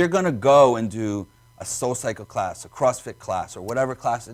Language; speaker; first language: English; native; English